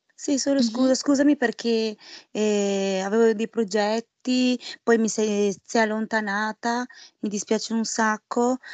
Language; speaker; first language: Italian; early bilingual, other home language; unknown